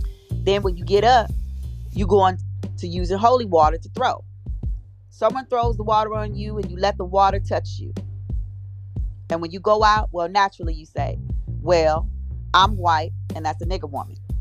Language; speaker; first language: English; native; English